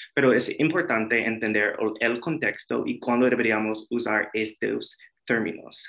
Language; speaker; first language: Spanish; early bilingual, heritage; Spanish